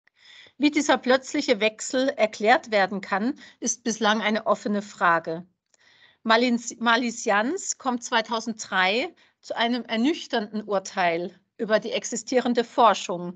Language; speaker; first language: German; non-native, fluent; Italian